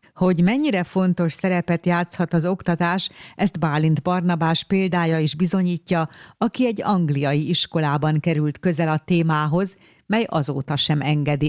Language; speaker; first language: Hungarian; native; Hungarian